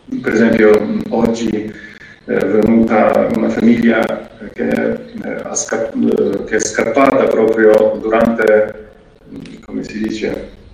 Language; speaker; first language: Italian; non-native, fluent; Ukrainian